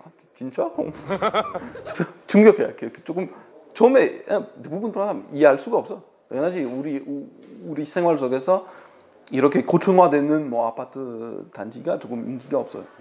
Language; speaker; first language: Korean; non-native, fluent; French